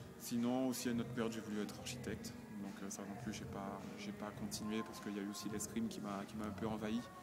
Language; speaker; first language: French; native; French